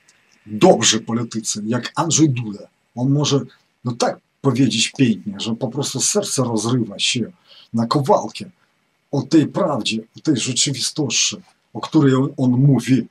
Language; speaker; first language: Polish; non-native, fluent; Ukrainian